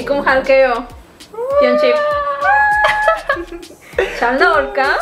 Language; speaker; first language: Korean; non-native, learner; Spanish